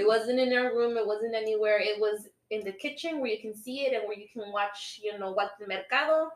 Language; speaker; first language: English; early bilingual, other home language; Spanish